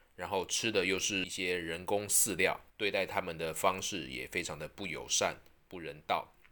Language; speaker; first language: Chinese; native; Chinese